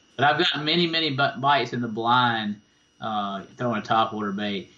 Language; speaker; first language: English; native; English